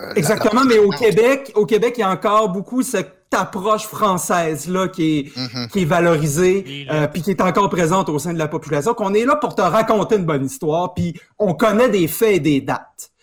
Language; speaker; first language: French; native; French